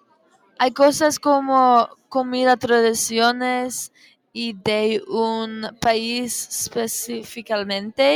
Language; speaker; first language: Spanish; non-native, learner; English